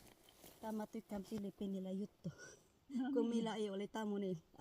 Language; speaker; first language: Finnish; non-native, learner; Waray